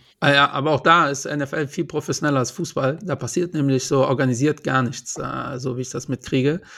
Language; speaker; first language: German; early bilingual, other home language; Portuguese